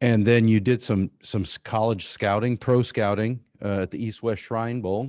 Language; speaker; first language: English; native; English